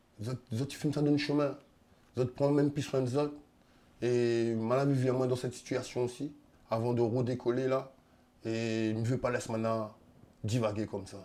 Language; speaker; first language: French; non-native, local second language; Réunion Creole French